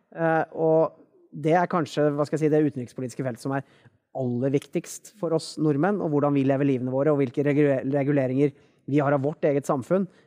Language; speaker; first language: Norwegian; native; Norwegian